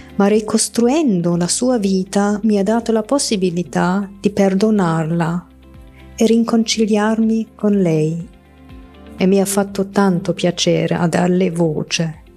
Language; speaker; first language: Italian; non-native, fluent; German